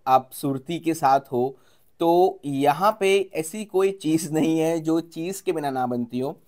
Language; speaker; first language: Hindi; non-native, local second language; Gujarati